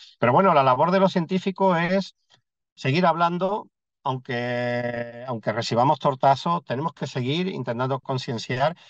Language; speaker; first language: Spanish; native; Spanish